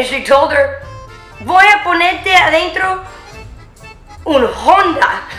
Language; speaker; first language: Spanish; early bilingual, heritage; English